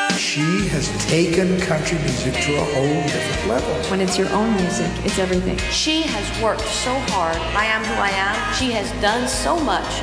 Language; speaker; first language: English; native; English